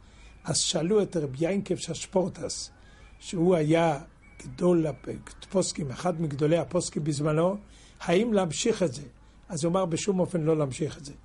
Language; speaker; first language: Hebrew; non-native, fluent; French